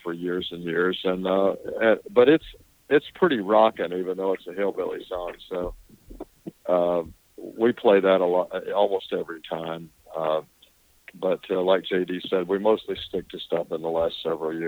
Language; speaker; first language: English; native; English